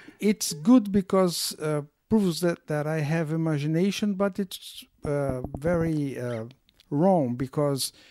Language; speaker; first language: English; non-native, learner; Portuguese